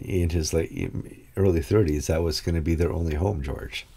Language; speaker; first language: English; native; English